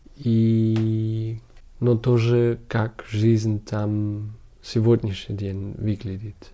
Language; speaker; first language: Russian; non-native, learner; German